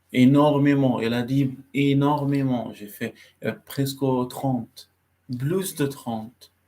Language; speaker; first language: French; non-native, learner; Arabic